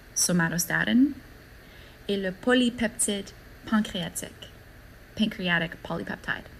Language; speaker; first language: French; non-native, fluent; English